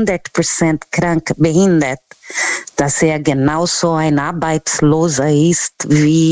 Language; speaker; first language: German; non-native, learner; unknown